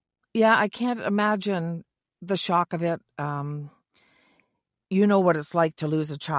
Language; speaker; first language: English; native; English